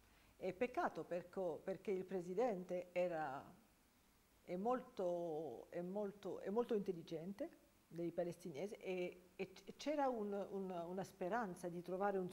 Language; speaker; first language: Italian; non-native, fluent; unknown